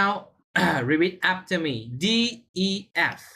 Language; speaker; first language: English; non-native, fluent; Vietnamese